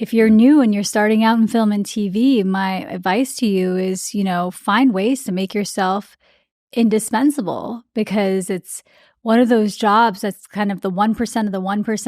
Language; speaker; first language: English; early bilingual, other home language; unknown